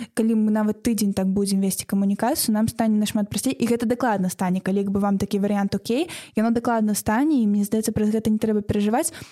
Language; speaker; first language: Belarusian; non-native, local second language; Russian